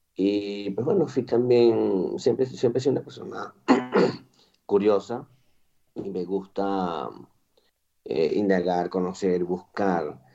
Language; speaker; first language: Spanish; native; Spanish